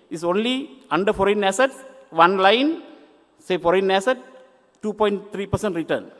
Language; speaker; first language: English; non-native, local second language; Sinhala